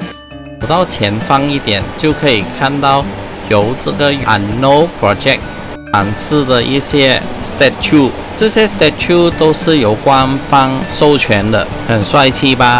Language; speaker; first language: Chinese; native; Chinese